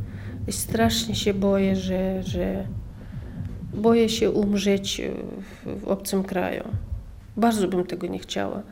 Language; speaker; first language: Polish; non-native, fluent; Chechen